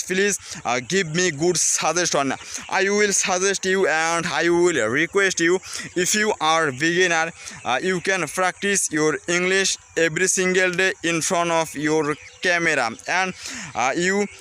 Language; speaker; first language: English; non-native, learner; Bangla